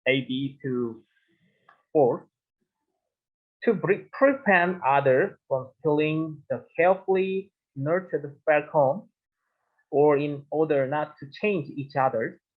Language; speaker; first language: English; non-native, learner; Korean